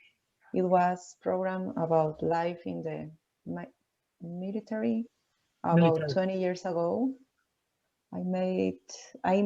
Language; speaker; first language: English; non-native, learner; Spanish